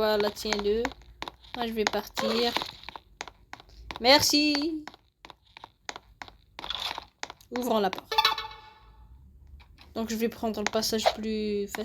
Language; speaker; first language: French; native; French